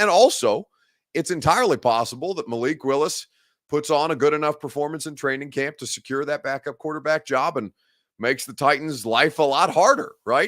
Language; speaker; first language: English; native; English